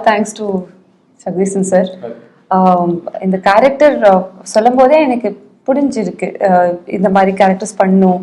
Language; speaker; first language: Tamil; non-native, fluent; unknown